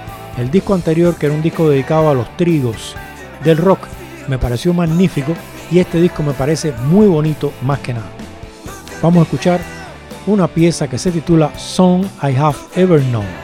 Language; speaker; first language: Spanish; native; Spanish